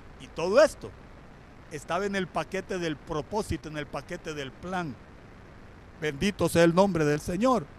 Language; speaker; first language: Spanish; native; Spanish